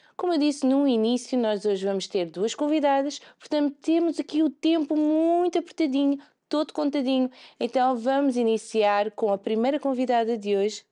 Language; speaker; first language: Portuguese; native; Portuguese